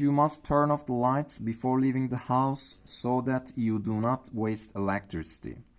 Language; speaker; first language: English; non-native, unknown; Turkish